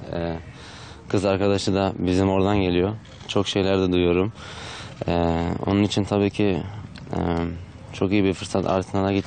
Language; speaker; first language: Turkish; early bilingual, heritage; Turkish